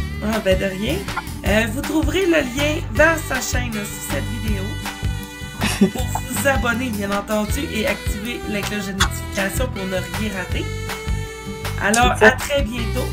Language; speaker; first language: French; native; French